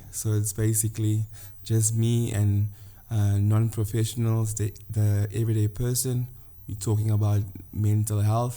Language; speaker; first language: English; non-native, local second language; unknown